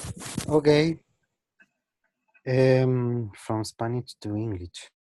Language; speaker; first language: English; non-native, learner; Spanish